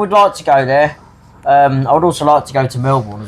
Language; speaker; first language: English; native; English